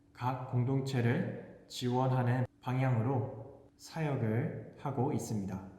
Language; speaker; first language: Korean; native; Korean